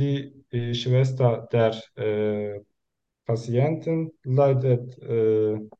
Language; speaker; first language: German; non-native, learner; Turkish